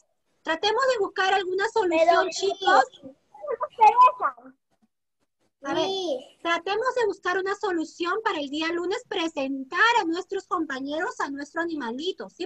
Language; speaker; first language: Spanish; native; Spanish